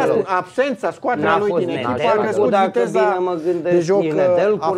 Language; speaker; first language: Romanian; native; Romanian